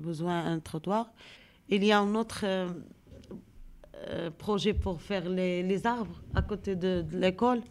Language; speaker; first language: French; non-native, learner; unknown